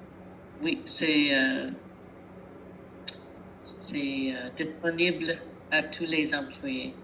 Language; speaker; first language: French; non-native, fluent; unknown